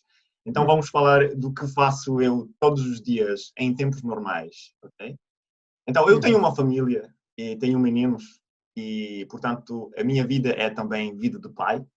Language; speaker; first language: Portuguese; non-native, fluent; Italian